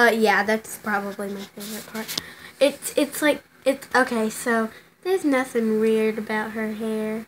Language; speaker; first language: English; native; English